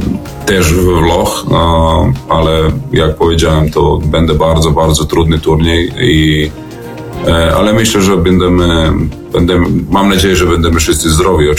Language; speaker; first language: Polish; non-native, fluent; Serbian